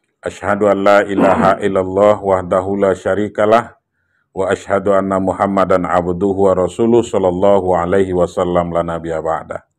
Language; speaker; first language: Indonesian; non-native, local second language; Minangkabau